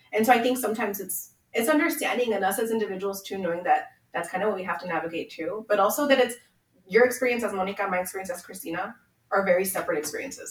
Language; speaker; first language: English; early bilingual, other home language; Spanish